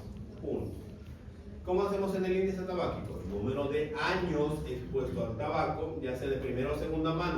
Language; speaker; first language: Spanish; native; Spanish